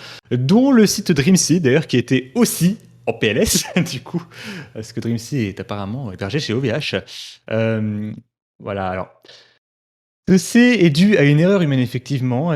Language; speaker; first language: French; native; French